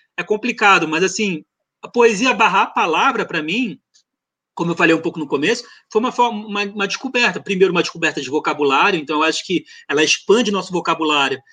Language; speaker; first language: Portuguese; early bilingual, other home language; French